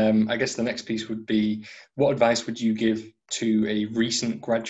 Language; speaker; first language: English; native; English